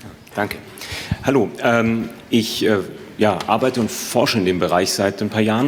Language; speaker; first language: German; native; German